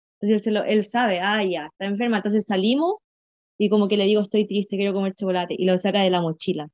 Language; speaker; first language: Spanish; native; Spanish